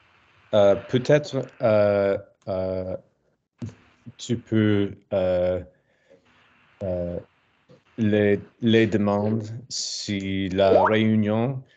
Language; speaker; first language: French; non-native, learner; English